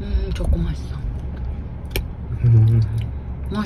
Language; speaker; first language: Korean; non-native, learner; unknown